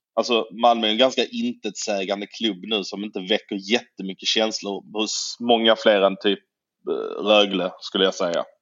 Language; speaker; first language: Swedish; native; Swedish